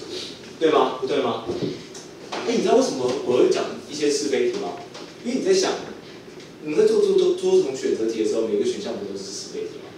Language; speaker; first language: Chinese; native; Chinese